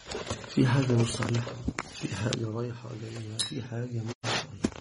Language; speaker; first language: Arabic; native; Arabic